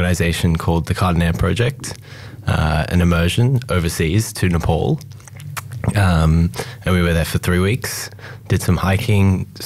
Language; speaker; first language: English; native; English